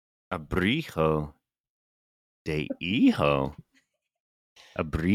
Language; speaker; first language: Spanish; non-native, learner; English